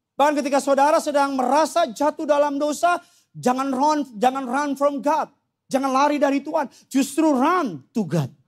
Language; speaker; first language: Indonesian; native; Indonesian